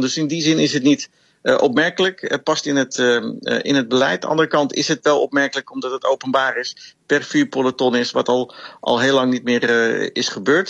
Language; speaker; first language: Dutch; native; Dutch